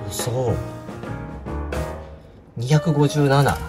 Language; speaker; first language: Japanese; native; Japanese